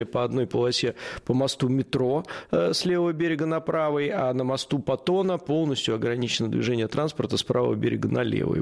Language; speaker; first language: Russian; native; Russian